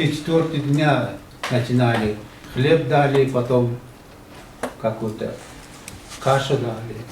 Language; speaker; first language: Russian; non-native, learner; Uzbek